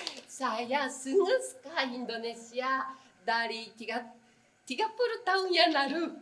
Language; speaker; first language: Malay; non-native, learner; Japanese